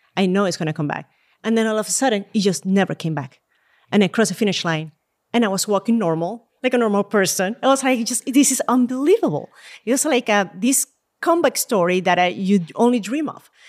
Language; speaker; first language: English; non-native, fluent; Spanish